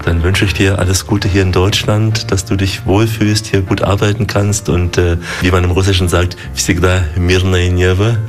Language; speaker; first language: German; native; German